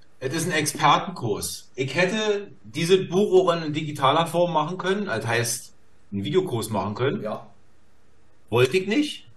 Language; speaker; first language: German; native; German